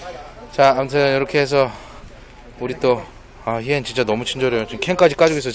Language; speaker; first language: Korean; native; Korean